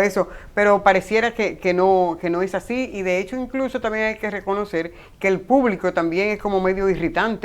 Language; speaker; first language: Spanish; native; Spanish